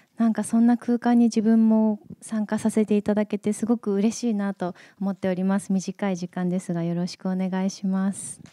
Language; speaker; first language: Japanese; native; Japanese